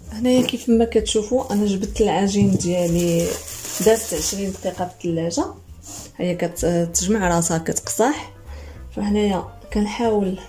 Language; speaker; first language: Arabic; native; Arabic